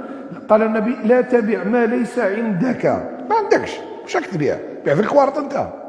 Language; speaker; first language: Arabic; native; Arabic